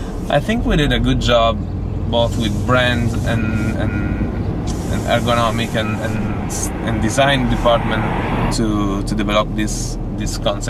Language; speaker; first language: English; non-native, fluent; Italian